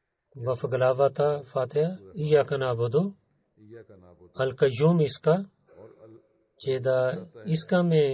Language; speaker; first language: Bulgarian; non-native, learner; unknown